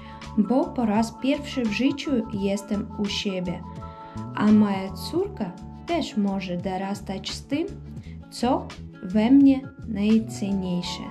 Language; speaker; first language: Polish; early bilingual, heritage; Polish